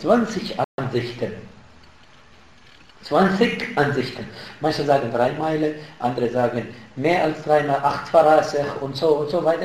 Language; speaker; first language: German; non-native, fluent; Arabic